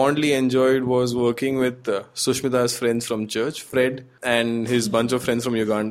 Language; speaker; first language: English; non-native, local second language; Gujarati